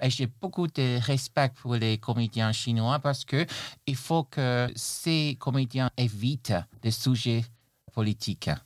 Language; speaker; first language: French; non-native, fluent; Chinese